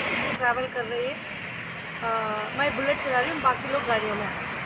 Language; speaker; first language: Hindi; non-native, local second language; Tamil